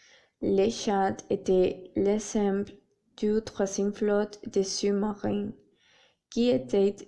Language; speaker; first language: French; non-native, learner; Spanish